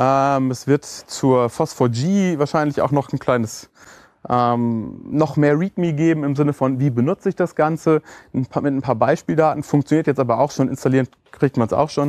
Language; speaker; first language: German; native; German